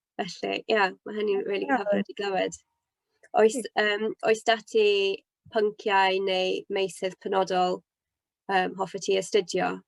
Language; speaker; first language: Welsh; non-native, local second language; English